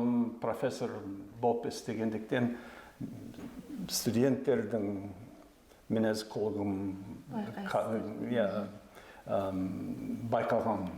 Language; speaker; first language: Kazakh; non-native, fluent; English